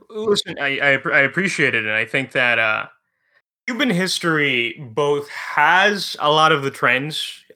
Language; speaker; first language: English; early bilingual, other home language; Spanish